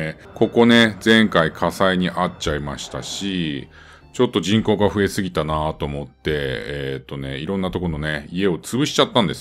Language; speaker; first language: Japanese; native; Japanese